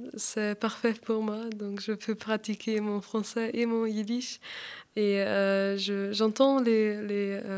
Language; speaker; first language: French; non-native, learner; German